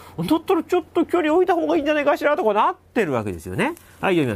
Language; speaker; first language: Japanese; native; Japanese